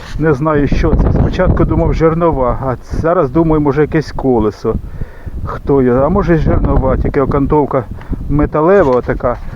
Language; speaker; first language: Ukrainian; non-native, local second language; Russian